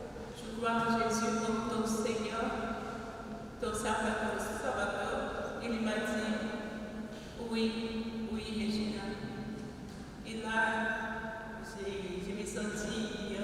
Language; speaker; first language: French; non-native, fluent; Portuguese